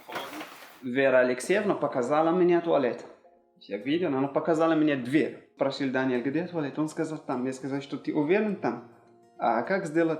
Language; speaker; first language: Russian; non-native, learner; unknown